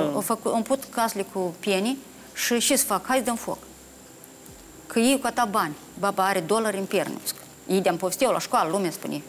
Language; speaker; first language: Romanian; native; Romanian